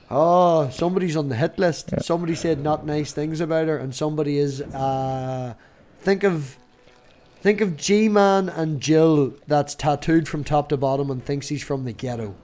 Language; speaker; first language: English; native; English